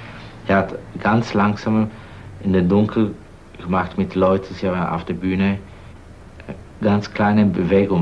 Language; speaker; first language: German; non-native, learner; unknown